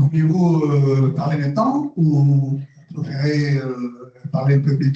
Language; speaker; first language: French; non-native, fluent; Spanish